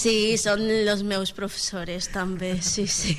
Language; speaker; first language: Catalan; non-native, learner; Spanish